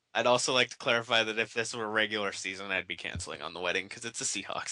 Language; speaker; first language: English; native; English